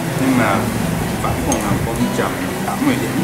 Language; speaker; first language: Vietnamese; non-native, learner; Japanese